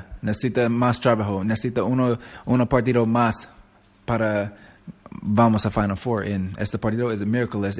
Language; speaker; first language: Spanish; non-native, learner; English